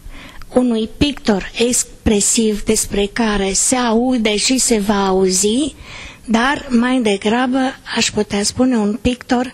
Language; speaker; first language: Romanian; native; Romanian